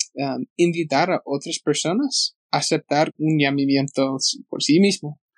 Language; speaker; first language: Spanish; non-native, fluent; English